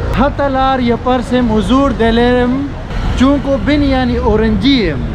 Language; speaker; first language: Turkish; non-native, learner; Urdu